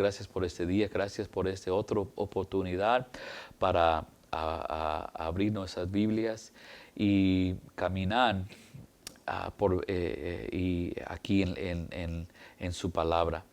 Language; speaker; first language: Spanish; early bilingual, heritage; English